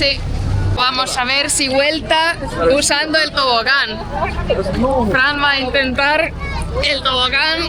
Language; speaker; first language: Spanish; non-native, fluent; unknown